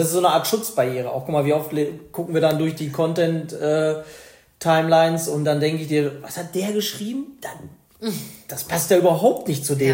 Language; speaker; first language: German; native; German